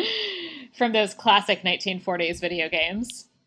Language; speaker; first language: English; native; English